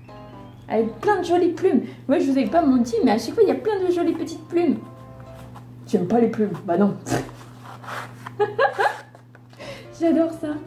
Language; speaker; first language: French; native; French